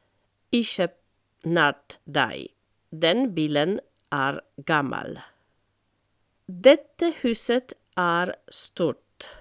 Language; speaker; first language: Norwegian; non-native, fluent; French